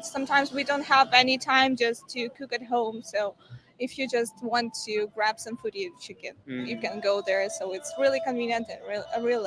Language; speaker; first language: English; non-native, learner; Ukrainian